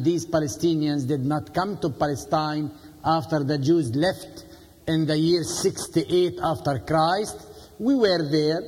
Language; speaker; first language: English; non-native, fluent; Arabic